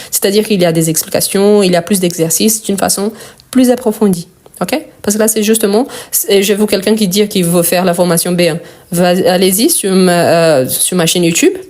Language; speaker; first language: French; non-native, fluent; Portuguese